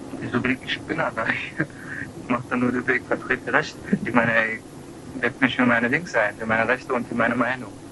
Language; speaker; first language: German; early bilingual, other home language; Turkish